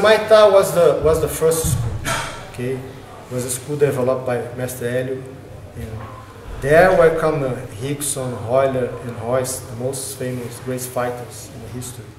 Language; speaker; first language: English; non-native, learner; Portuguese